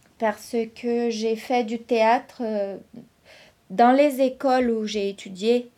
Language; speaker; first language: French; non-native, fluent; Portuguese